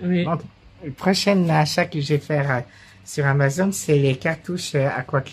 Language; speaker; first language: French; native; French